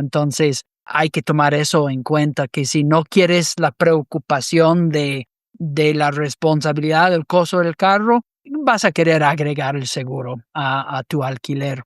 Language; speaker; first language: Spanish; non-native, fluent; English